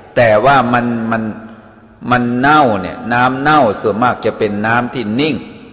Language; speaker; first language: Thai; native; Thai